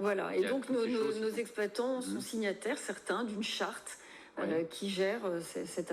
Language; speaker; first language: French; native; French